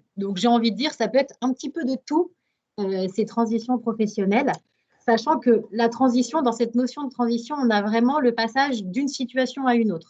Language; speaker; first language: French; native; French